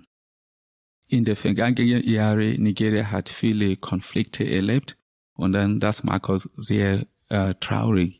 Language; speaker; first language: German; non-native, learner; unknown